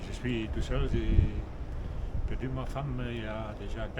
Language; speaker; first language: French; non-native, local second language; Dutch